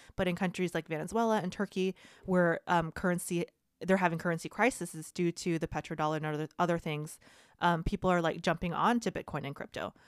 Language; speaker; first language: English; early bilingual, other home language; Vietnamese